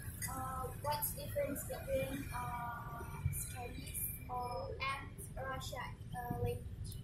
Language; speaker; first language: English; non-native, learner; Indonesian